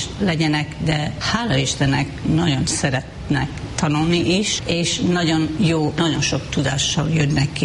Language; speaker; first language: Hungarian; non-native, fluent; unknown